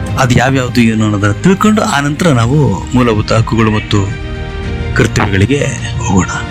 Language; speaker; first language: Kannada; native; Kannada